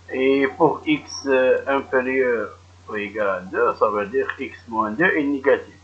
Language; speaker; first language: French; non-native, local second language; Arabic